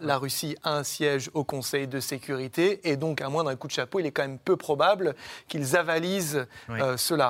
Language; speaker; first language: French; native; French